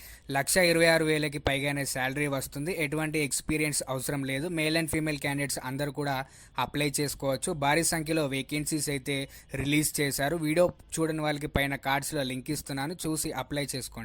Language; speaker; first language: Telugu; native; Telugu